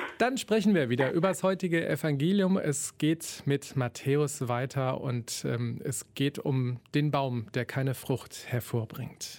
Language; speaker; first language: German; native; German